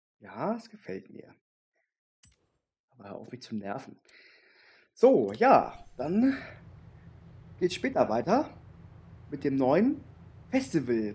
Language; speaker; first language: German; native; German